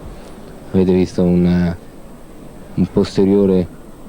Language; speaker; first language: Italian; native; Italian